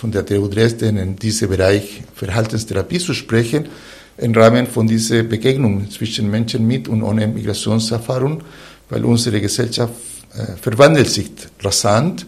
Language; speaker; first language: German; non-native, fluent; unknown